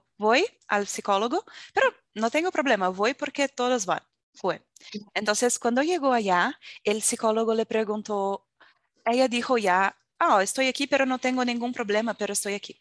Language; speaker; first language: Spanish; non-native, fluent; Portuguese